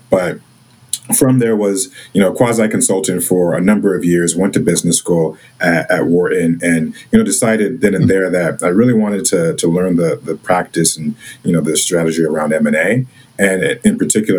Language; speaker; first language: English; native; English